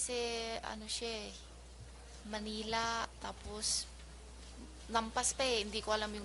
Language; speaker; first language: Filipino; non-native, learner; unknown